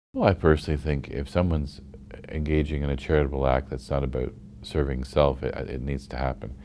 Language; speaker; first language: English; native; English